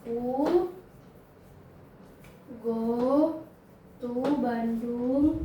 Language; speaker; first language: English; non-native, learner; Indonesian